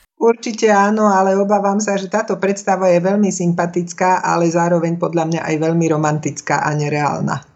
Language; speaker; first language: Slovak; native; Slovak